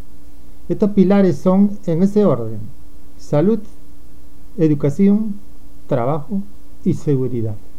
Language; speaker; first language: Spanish; native; Spanish